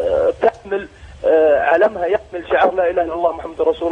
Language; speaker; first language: Arabic; native; Arabic